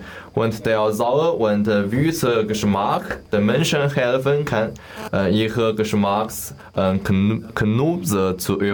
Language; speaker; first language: German; non-native, learner; Chinese